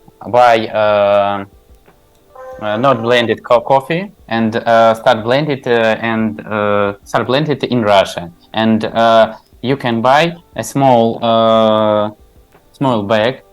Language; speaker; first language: English; non-native, learner; Tajik